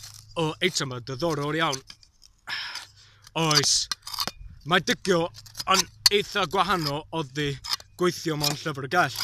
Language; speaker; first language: Welsh; non-native, learner; English